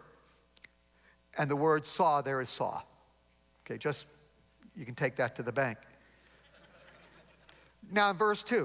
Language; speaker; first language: English; native; English